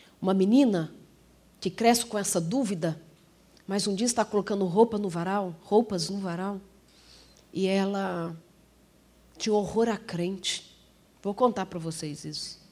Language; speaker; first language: Portuguese; native; Portuguese